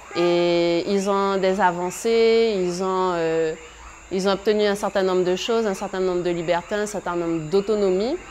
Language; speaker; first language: French; native; French